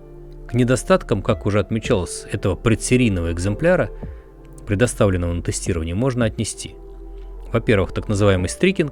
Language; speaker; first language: Russian; native; Russian